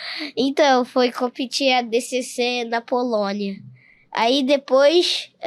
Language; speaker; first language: Portuguese; early bilingual, heritage; Portuguese